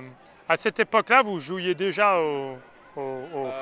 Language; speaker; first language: French; native; French